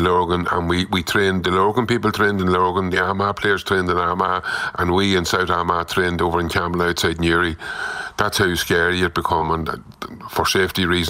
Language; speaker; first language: English; native; English